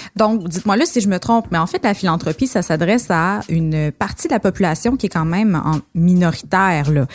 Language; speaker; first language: French; native; French